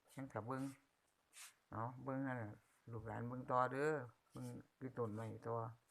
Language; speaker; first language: Thai; native; Thai